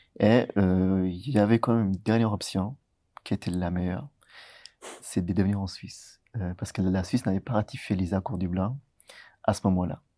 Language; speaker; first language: French; early bilingual, other home language; Tigrinya